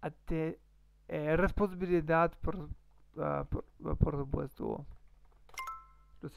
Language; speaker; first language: Spanish; non-native, learner; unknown